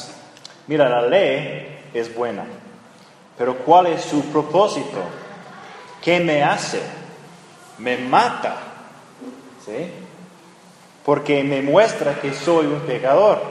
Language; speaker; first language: Spanish; non-native, fluent; English